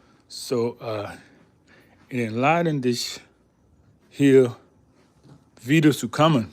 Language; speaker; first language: German; non-native, learner; English